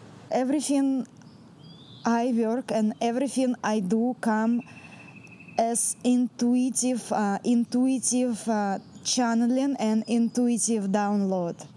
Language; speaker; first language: English; non-native, fluent; Russian